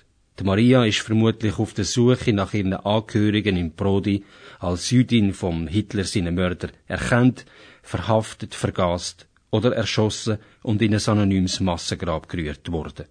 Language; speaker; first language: German; native; German